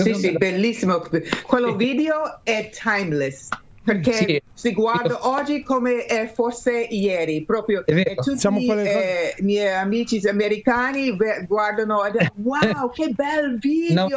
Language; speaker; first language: Italian; non-native, learner; English